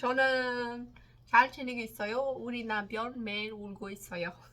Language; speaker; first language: Korean; non-native, learner; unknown